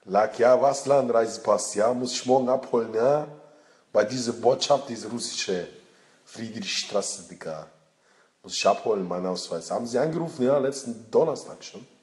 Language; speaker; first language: German; early bilingual, other home language; Russian